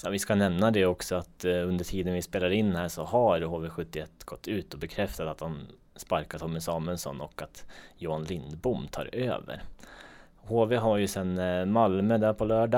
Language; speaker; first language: Swedish; native; Swedish